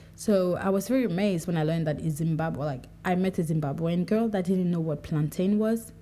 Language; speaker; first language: English; non-native, local second language; French